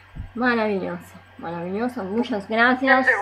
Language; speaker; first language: Spanish; non-native, learner; Italian